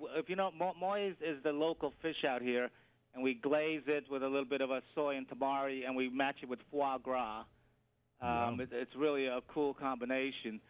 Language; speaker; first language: English; native; English